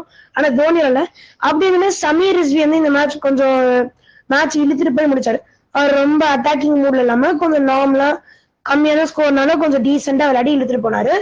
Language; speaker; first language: Tamil; native; Tamil